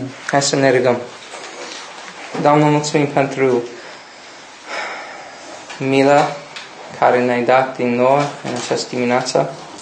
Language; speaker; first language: Romanian; non-native, learner; English